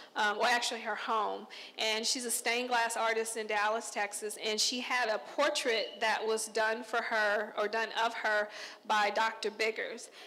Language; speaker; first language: English; native; English